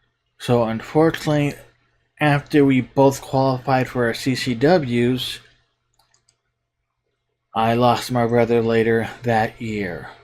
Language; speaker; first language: English; native; English